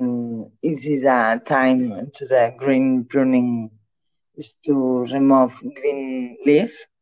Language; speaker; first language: English; non-native, learner; Catalan